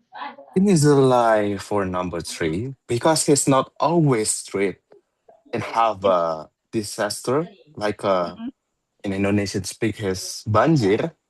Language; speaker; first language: English; non-native, learner; Indonesian